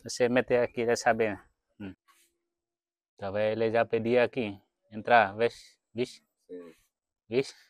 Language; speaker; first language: Portuguese; non-native, learner; Vietnamese